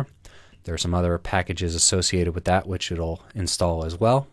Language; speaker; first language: English; native; English